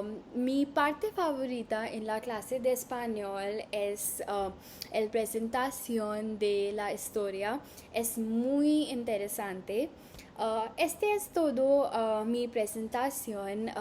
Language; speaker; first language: Spanish; non-native, learner; Hindi